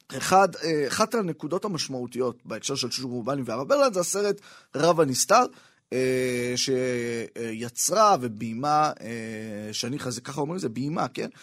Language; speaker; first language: Hebrew; native; Hebrew